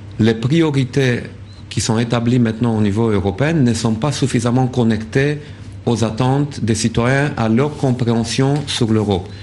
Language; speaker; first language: French; non-native, fluent; Romanian